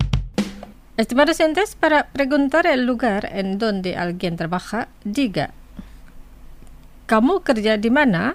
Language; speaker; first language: Spanish; non-native, fluent; Indonesian